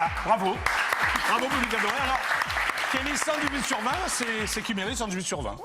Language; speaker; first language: French; native; French